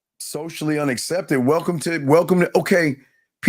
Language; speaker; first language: English; native; English